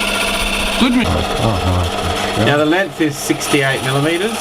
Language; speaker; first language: English; native; English